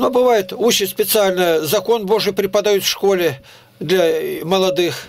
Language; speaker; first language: Russian; native; Russian